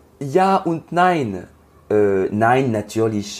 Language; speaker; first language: German; non-native, learner; French